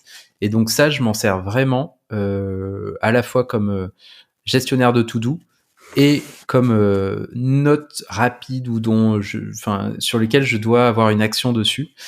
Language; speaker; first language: French; native; French